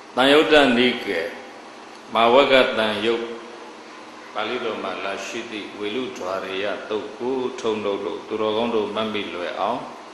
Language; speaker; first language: Burmese; native; Burmese